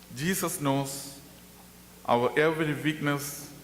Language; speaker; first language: English; non-native, local second language; Malayalam